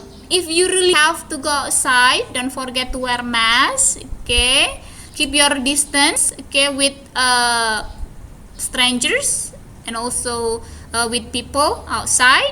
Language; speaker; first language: English; non-native, fluent; Indonesian